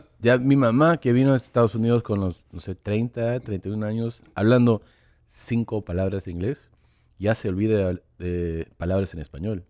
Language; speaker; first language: Spanish; early bilingual, heritage; English